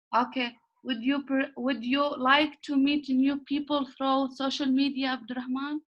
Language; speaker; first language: English; non-native, learner; Arabic